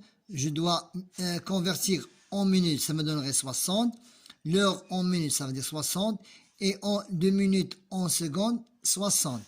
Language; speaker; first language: French; non-native, local second language; Arabic